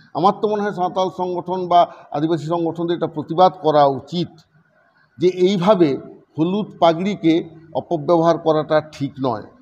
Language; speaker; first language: Bangla; non-native, local second language; Santali